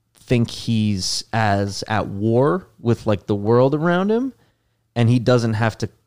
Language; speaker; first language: English; native; English